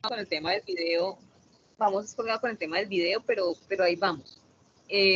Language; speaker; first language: Spanish; native; Spanish